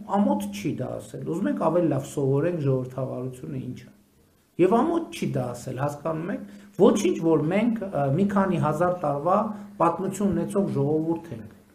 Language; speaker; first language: Armenian; native; Armenian